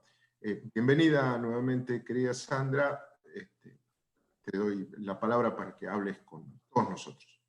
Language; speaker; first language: Spanish; native; Spanish